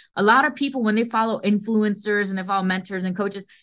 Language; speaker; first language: English; early bilingual, other home language; Hindi